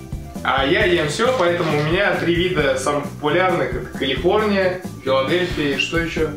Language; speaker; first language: Russian; native; Russian